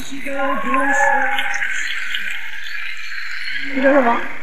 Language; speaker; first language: Chinese; native; Chinese